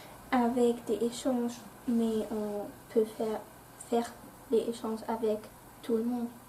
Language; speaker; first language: French; non-native, local second language; Luxembourgish